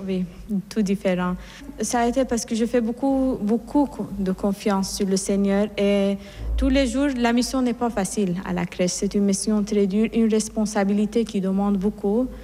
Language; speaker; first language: French; non-native, fluent; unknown